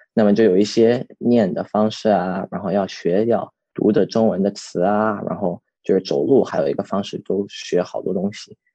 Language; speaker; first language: Chinese; early bilingual, heritage; Chinese